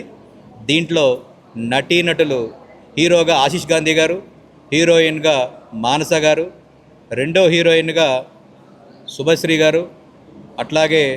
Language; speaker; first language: Telugu; native; Telugu